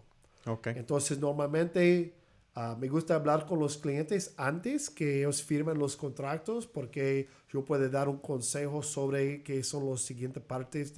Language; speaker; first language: Spanish; early bilingual, heritage; English